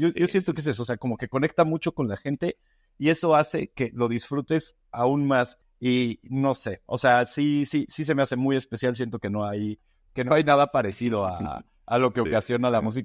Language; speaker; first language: Spanish; native; Spanish